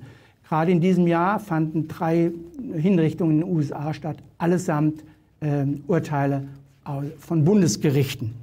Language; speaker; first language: German; native; German